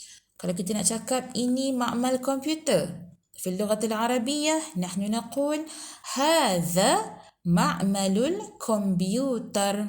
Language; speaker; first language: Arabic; non-native, fluent; Malay